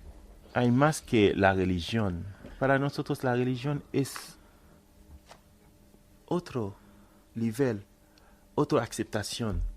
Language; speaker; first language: Spanish; non-native, fluent; Haitian Creole